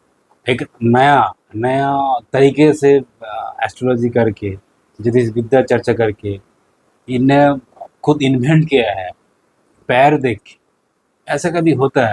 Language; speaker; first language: Hindi; non-native, local second language; Bangla